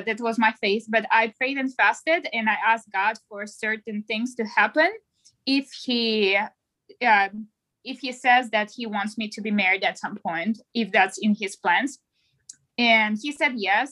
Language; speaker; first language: English; non-native, fluent; Russian